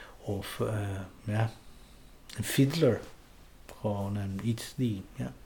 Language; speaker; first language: Dutch; non-native, fluent; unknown